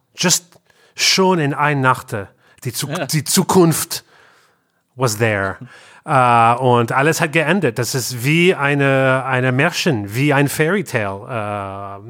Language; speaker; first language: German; non-native, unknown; English